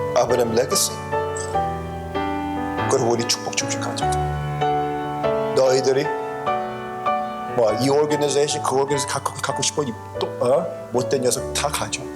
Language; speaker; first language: Korean; early bilingual, heritage; Korean